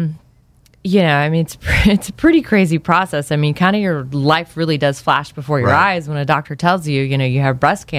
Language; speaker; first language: English; native; English